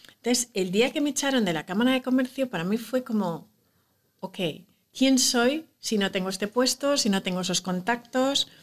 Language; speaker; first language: Spanish; native; Spanish